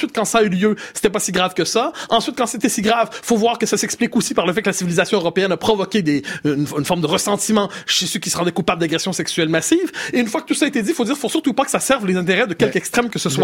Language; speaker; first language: French; native; French